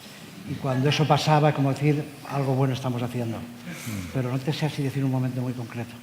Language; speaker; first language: Spanish; native; Spanish